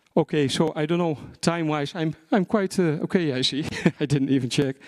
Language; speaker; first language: English; non-native, fluent; Dutch